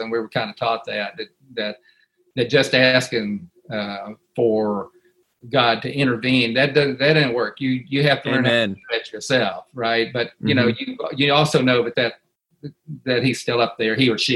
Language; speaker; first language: English; native; English